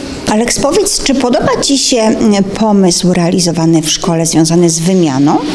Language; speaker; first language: Polish; native; Polish